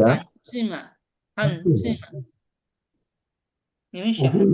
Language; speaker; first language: Chinese; non-native, fluent; Bangla